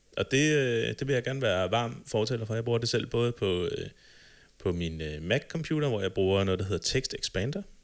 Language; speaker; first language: Danish; native; Danish